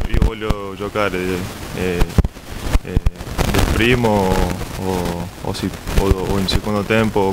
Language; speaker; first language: Italian; non-native, learner; Spanish